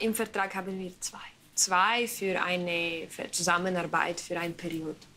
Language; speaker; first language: German; non-native, learner; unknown